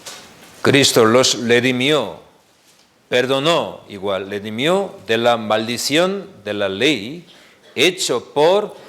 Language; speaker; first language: Spanish; non-native, learner; Korean